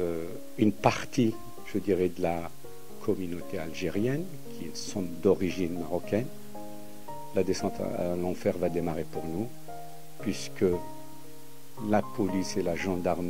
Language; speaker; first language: French; non-native, local second language; Arabic